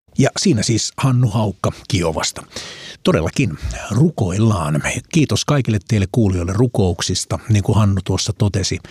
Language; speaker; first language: Finnish; native; Finnish